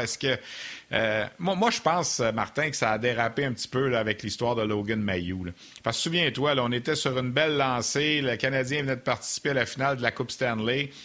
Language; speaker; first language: French; native; French